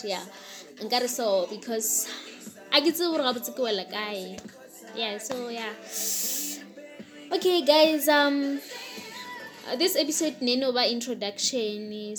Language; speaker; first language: English; non-native, local second language; Northern Sotho